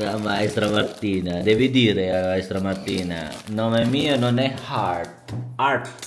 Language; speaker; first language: Italian; non-native, learner; Filipino